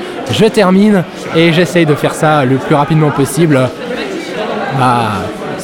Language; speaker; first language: French; native; French